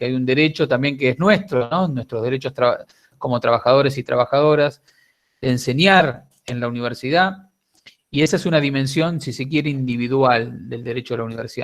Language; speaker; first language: Spanish; native; Spanish